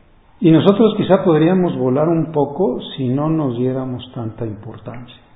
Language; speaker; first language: Spanish; native; Spanish